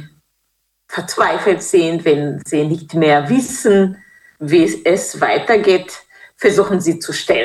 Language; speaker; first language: German; non-native, fluent; Kinyarwanda